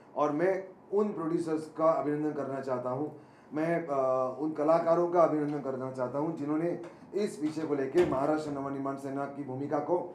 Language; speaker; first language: Hindi; non-native, local second language; Marathi